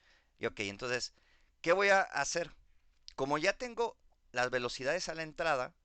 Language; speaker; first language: Spanish; native; Spanish